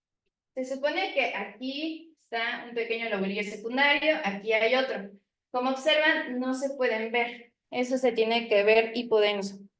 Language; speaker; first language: Spanish; native; Spanish